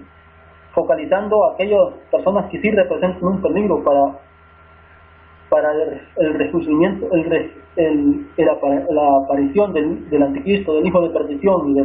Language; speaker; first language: Spanish; native; Spanish